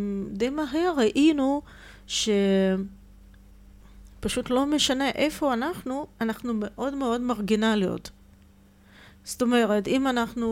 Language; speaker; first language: Hebrew; non-native, fluent; Russian